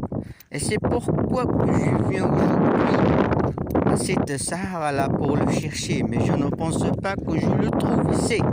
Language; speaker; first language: French; non-native, learner; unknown